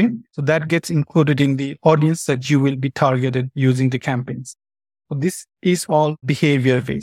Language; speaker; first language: English; non-native, fluent; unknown